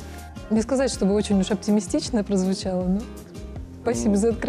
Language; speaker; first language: Russian; native; Russian